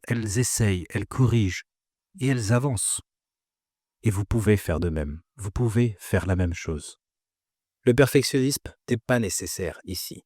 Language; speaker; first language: French; native; French